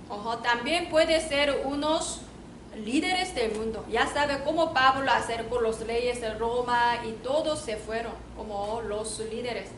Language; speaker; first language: Spanish; non-native, learner; Korean